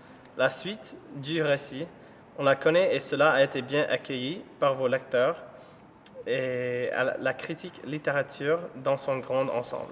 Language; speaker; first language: French; non-native, fluent; English